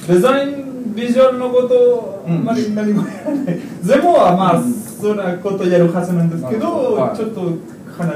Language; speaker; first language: Japanese; non-native, fluent; Spanish